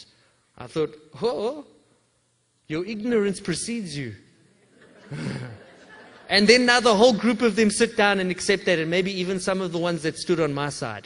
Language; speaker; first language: English; native; English